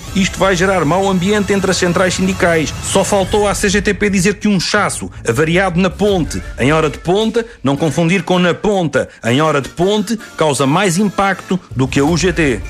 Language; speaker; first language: Portuguese; native; Portuguese